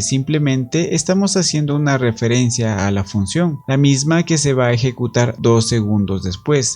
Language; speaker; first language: Spanish; native; Spanish